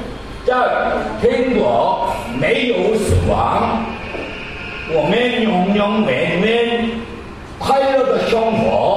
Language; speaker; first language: Chinese; non-native, learner; Korean